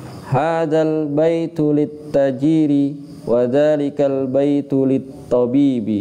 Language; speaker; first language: Arabic; non-native, fluent; Indonesian